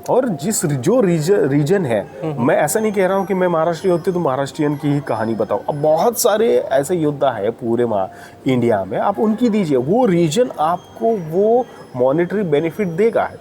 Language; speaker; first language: Hindi; non-native, local second language; Marathi